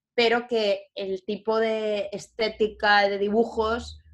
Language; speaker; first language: Spanish; native; Spanish